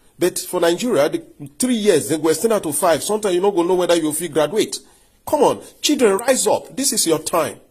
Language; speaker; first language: Nigerian Pidgin; non-native, local second language; Yoruba